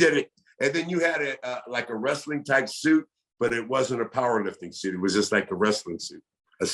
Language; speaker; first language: English; native; English